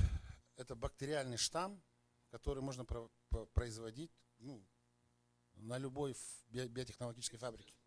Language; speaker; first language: Russian; native; Russian